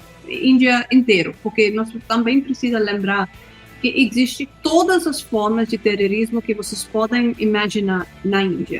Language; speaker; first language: Portuguese; non-native, fluent; Hindi